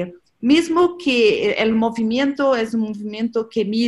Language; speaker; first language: Spanish; non-native, learner; Portuguese